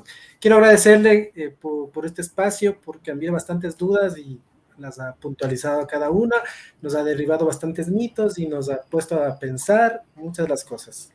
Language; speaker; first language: Spanish; native; Spanish